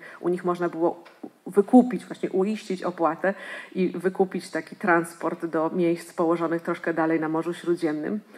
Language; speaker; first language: Polish; native; Polish